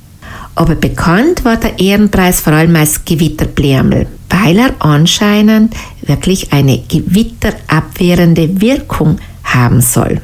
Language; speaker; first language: German; native; German